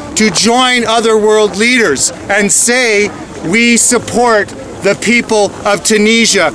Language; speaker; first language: English; native; English